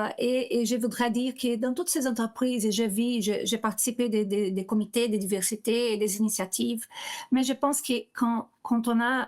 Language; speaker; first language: French; non-native, learner; Portuguese